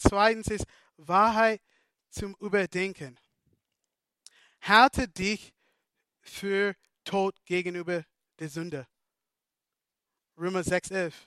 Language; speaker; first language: German; non-native, fluent; English